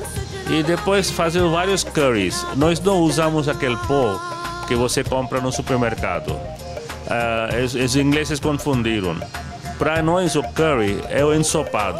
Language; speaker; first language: Portuguese; non-native, fluent; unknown